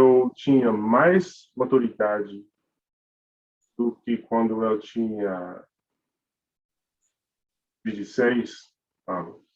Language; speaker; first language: Portuguese; non-native, learner; English